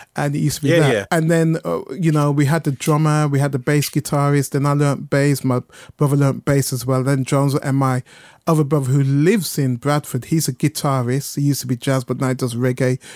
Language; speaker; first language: English; native; English